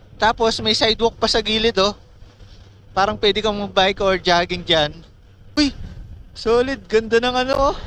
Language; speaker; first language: Filipino; non-native, local second language; Pampanga